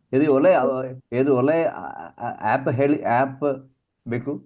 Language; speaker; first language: Kannada; non-native, learner; Hindi